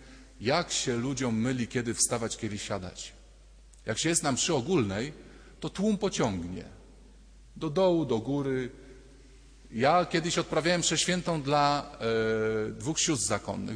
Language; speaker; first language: Polish; native; Polish